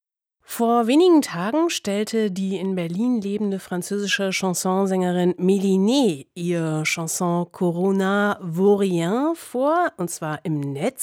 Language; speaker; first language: German; native; German